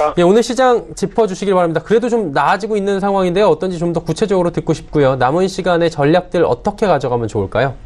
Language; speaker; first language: Korean; native; Korean